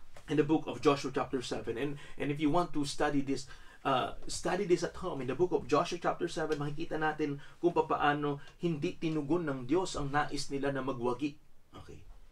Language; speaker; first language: English; non-native, local second language; Filipino